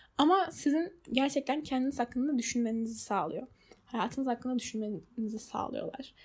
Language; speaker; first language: Turkish; early bilingual, heritage; Turkish